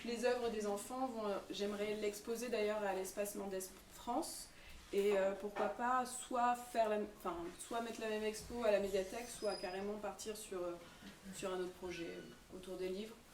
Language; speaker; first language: French; native; French